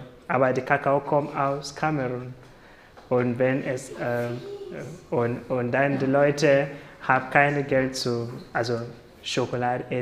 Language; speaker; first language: German; non-native, learner; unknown